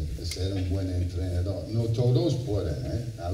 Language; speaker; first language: Spanish; non-native, fluent; English